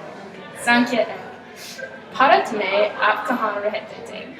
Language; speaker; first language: Hindi; non-native, learner; English